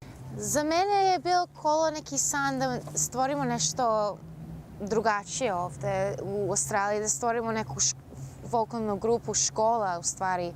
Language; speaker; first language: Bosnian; early bilingual, heritage; Bosnian